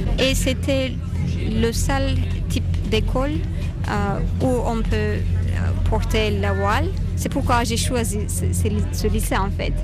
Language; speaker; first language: French; non-native, fluent; Turkish